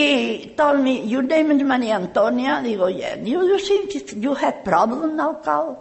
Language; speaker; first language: English; non-native, learner; Catalan